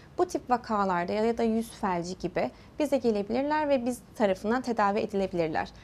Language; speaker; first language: Turkish; early bilingual, heritage; Turkish